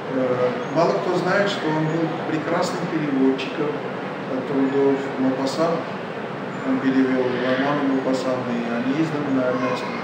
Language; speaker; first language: Russian; non-native, local second language; Armenian